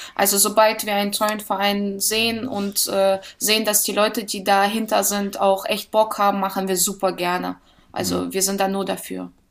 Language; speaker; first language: German; early bilingual, other home language; Russian